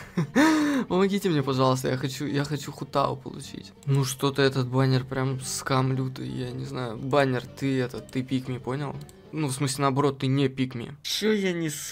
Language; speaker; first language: Russian; native; Russian